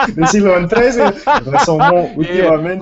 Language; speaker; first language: Spanish; non-native, fluent; Tamil